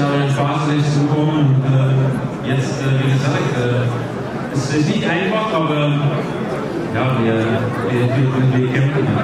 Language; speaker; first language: German; non-native, fluent; Dutch